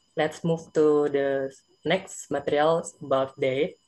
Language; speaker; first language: English; non-native, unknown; Indonesian